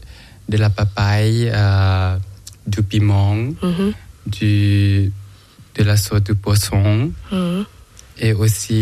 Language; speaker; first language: French; non-native, learner; Thai